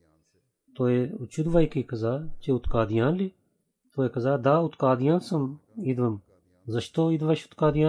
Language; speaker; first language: Bulgarian; non-native, learner; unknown